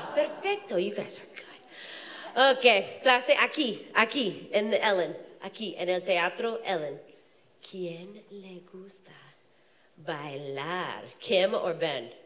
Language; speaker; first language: Spanish; non-native, fluent; English